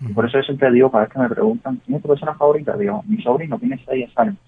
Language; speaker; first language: Spanish; native; Spanish